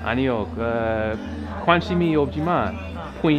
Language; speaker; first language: Korean; non-native, learner; English